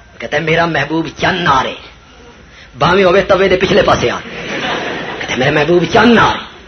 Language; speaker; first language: Urdu; non-native, local second language; Punjabi